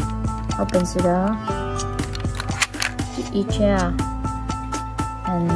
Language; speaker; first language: English; non-native, learner; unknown